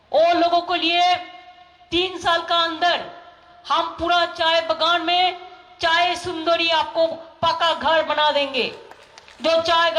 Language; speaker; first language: Hindi; non-native, local second language; Bangla